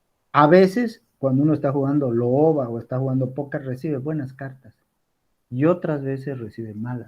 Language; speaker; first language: Spanish; native; Spanish